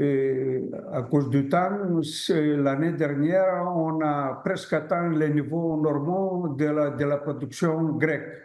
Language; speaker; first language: French; non-native, fluent; Greek